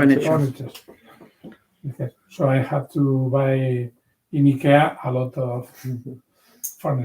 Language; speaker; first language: English; non-native, learner; Spanish